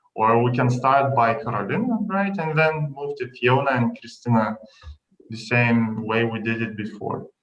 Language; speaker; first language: English; non-native, fluent; Lithuanian